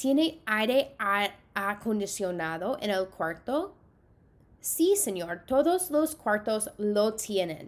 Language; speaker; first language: Spanish; non-native, fluent; English